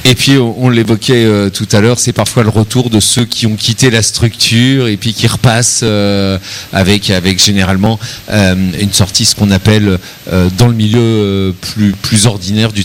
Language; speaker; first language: French; native; French